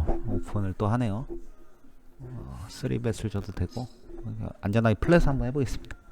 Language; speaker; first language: Korean; native; Korean